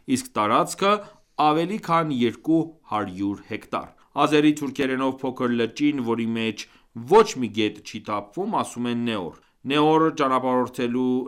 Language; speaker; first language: Armenian; early bilingual, heritage; Armenian